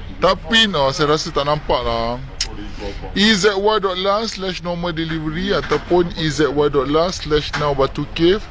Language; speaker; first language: Malay; non-native, local second language; Chinese